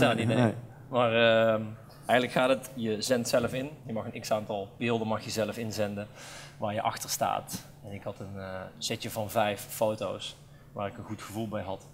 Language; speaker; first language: Dutch; native; Dutch